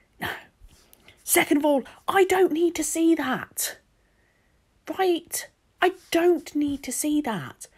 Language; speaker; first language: English; native; English